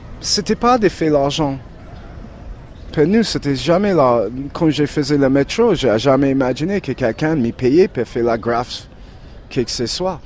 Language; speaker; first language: French; non-native, learner; English